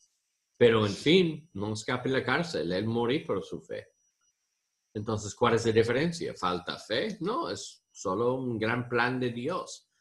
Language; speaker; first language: Spanish; non-native, learner; English